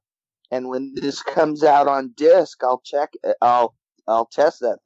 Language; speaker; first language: English; native; English